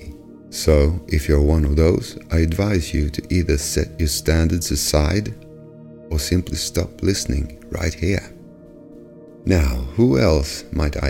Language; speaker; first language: English; non-native, fluent; Swedish